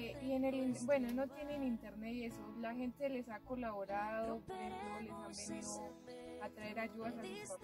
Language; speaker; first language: Spanish; native; Spanish